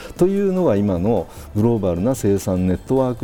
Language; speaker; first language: Japanese; native; Japanese